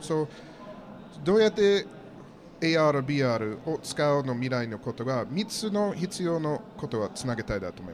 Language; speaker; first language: Japanese; non-native, learner; English